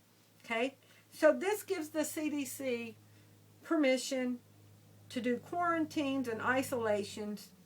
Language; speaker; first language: English; native; English